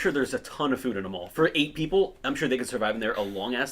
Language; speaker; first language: English; native; English